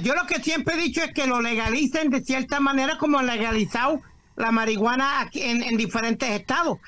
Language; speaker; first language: Spanish; native; Spanish